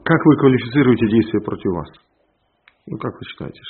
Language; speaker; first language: Ukrainian; non-native, local second language; Russian